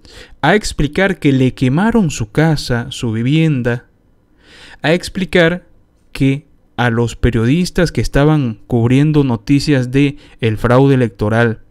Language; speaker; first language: Spanish; native; Spanish